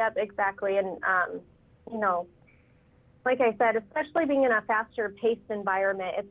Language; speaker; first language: English; native; English